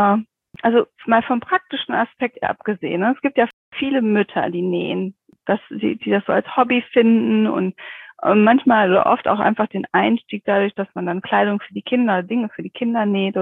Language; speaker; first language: German; native; German